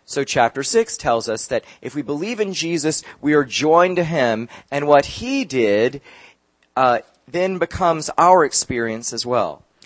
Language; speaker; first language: English; native; English